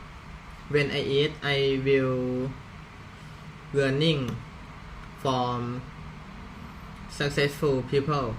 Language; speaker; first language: English; non-native, learner; Thai